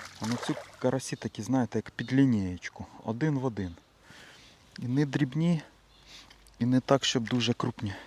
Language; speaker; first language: Ukrainian; native; Ukrainian